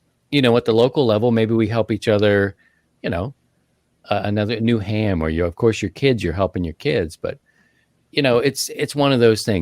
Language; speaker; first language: English; native; English